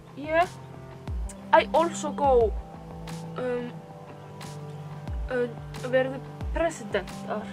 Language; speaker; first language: English; non-native, learner; Icelandic